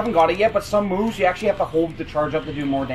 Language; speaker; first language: English; native; English